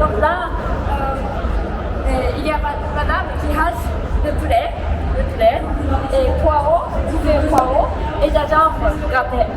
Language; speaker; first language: French; non-native, learner; Japanese